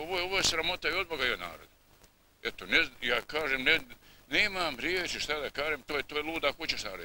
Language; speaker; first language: Bosnian; native; Bosnian